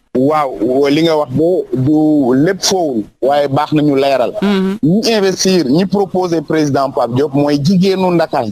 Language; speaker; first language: Wolof; native; Wolof